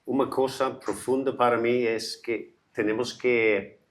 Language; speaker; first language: Portuguese; non-native, learner; English